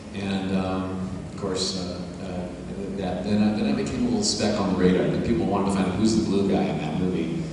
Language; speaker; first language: English; native; English